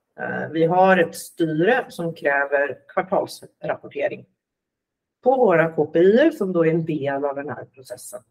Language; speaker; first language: Swedish; native; Swedish